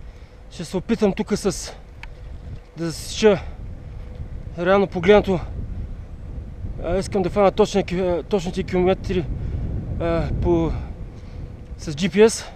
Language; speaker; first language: Bulgarian; native; Bulgarian